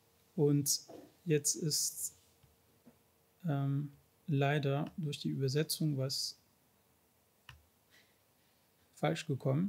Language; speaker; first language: German; non-native, fluent; French